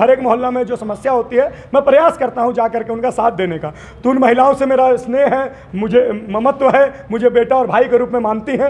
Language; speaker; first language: Hindi; native; Hindi